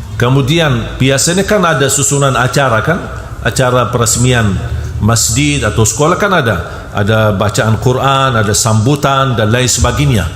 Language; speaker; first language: Malay; non-native, fluent; Arabic